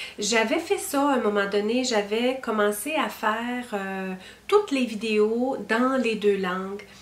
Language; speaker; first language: French; native; French